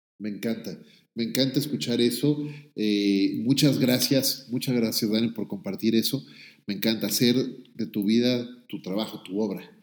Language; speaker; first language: Spanish; native; Spanish